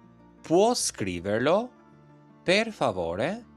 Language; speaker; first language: Italian; non-native, fluent; Albanian